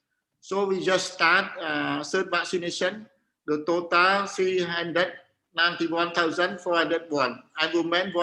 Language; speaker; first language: English; non-native, learner; Khmer